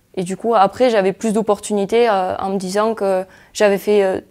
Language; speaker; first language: French; native; French